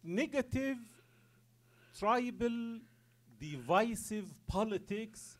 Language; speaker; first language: English; non-native, fluent; Arabic